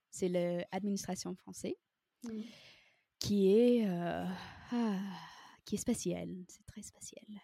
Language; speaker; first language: French; non-native, fluent; English